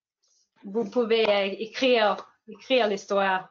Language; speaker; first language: French; non-native, fluent; English